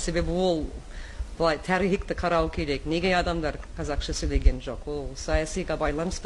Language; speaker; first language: Kazakh; non-native, fluent; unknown